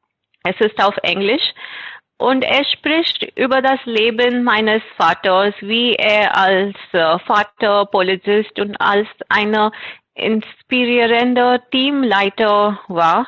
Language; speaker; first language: German; non-native, fluent; Marathi